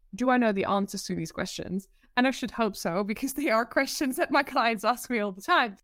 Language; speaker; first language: English; non-native, fluent; Dutch